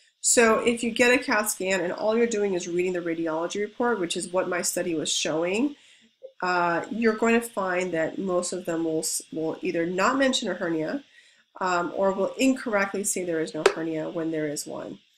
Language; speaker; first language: English; native; English